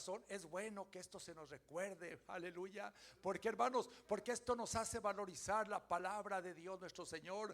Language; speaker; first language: Spanish; native; Spanish